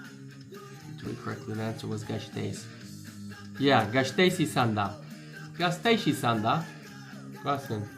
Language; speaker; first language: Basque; non-native, learner; English